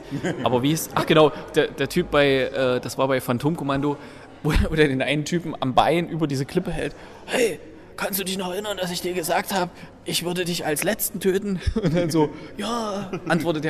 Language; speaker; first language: German; native; German